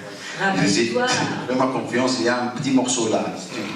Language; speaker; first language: French; non-native, fluent; Italian